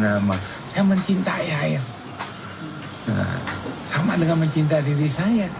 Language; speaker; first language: Indonesian; non-native, local second language; Balinese